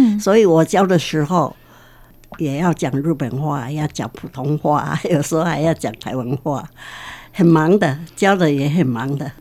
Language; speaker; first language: Chinese; non-native, local second language; Min Nan Chinese